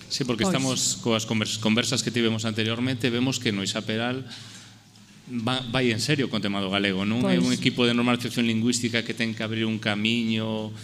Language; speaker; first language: Galician; non-native, local second language; Spanish